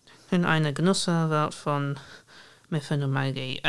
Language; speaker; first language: German; non-native, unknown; English